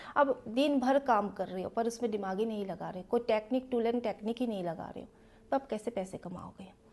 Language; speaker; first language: Hindi; non-native, local second language; Assamese